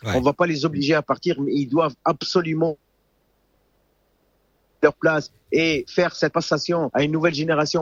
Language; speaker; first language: French; non-native, local second language; Arabic